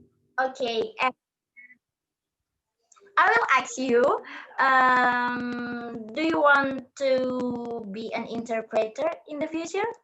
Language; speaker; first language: English; non-native, learner; Indonesian